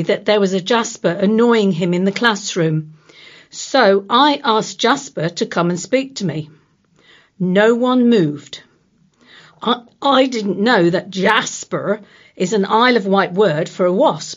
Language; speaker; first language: English; native; English